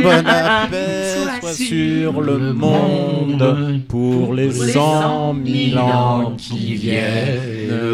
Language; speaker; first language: French; native; French